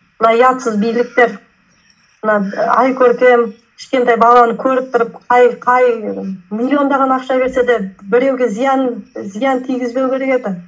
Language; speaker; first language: Kazakh; native; Kazakh